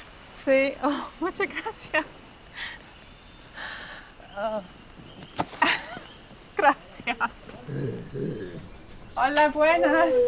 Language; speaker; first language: Spanish; non-native, learner; English